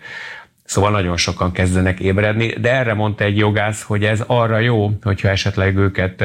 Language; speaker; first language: Hungarian; native; Hungarian